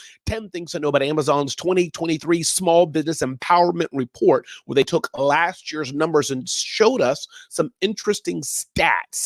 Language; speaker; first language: English; native; English